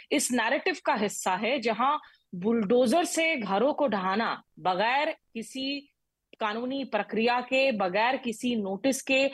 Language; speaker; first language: Hindi; native; Hindi